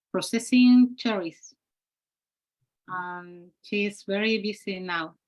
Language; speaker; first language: English; non-native, learner; Spanish